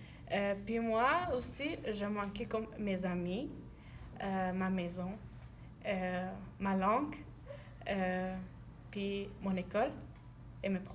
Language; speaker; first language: French; non-native, learner; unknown